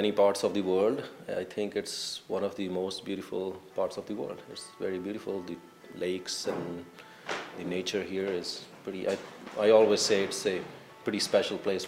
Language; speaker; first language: English; non-native, local second language; Punjabi